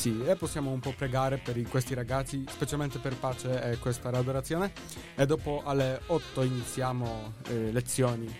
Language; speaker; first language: Italian; non-native, learner; Polish